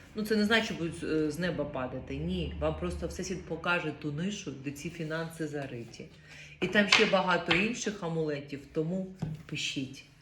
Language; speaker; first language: Ukrainian; non-native, local second language; Russian